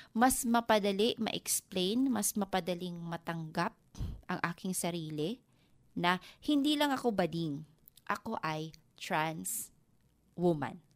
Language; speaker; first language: Filipino; non-native, local second language; Waray